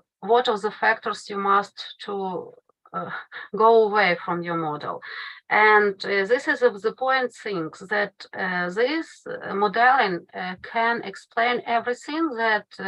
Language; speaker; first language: English; non-native, fluent; Ukrainian